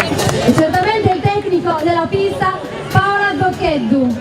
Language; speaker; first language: Italian; native; Italian